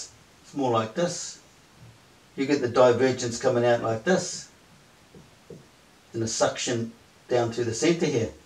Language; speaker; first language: English; native; English